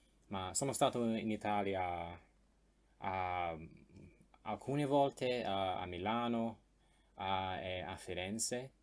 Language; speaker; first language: Italian; non-native, learner; English